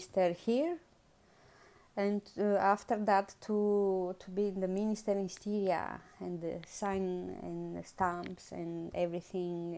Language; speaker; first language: English; non-native, learner; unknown